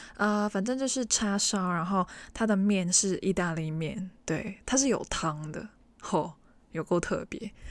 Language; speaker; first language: Chinese; non-native, local second language; Cantonese